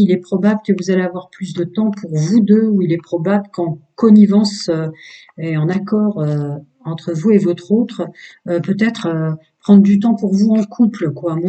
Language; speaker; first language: French; native; French